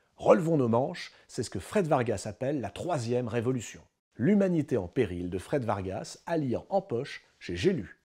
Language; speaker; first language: French; native; French